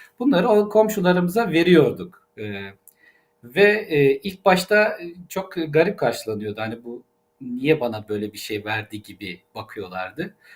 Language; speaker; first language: Turkish; native; Turkish